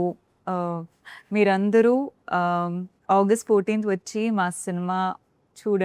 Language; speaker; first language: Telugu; non-native, learner; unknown